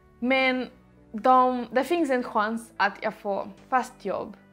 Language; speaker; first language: Swedish; non-native, learner; Portuguese